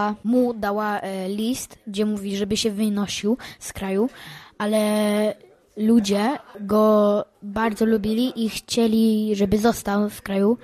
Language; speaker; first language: Polish; early bilingual, heritage; English